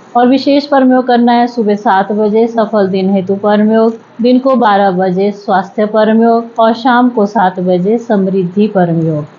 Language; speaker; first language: Hindi; native; Hindi